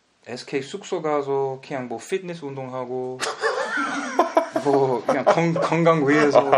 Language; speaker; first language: Korean; early bilingual, heritage; English